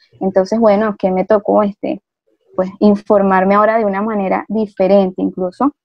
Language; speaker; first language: Spanish; native; Spanish